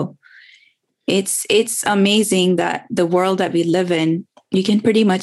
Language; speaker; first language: English; non-native, local second language; Urdu